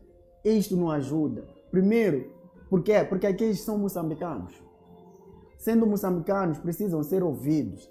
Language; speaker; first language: Portuguese; native; Portuguese